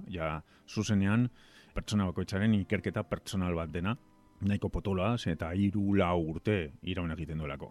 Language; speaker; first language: Basque; non-native, local second language; Spanish